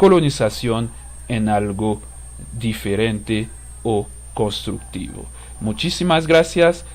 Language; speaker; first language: Spanish; non-native, fluent; Haitian Creole